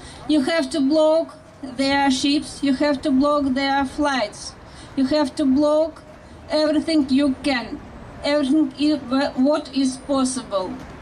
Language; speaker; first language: English; non-native, fluent; Ukrainian